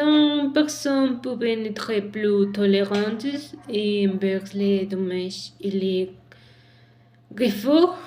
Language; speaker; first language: French; non-native, learner; Spanish